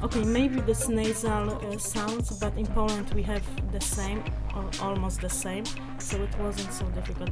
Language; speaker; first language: English; non-native, learner; Polish